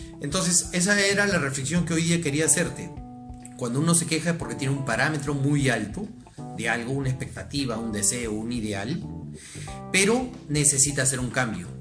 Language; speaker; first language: Spanish; native; Spanish